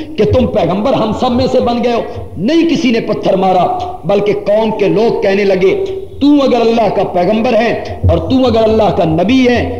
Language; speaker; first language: Urdu; non-native, local second language; Punjabi